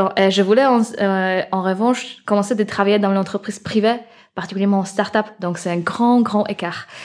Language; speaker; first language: French; non-native, fluent; Polish